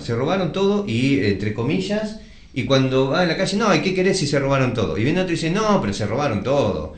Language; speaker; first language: Spanish; native; Spanish